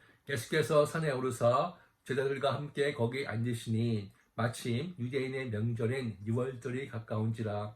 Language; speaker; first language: Korean; native; Korean